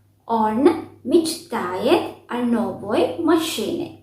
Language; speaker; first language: Russian; non-native, fluent; Sinhala